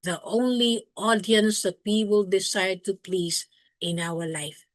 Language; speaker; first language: English; non-native, local second language; Filipino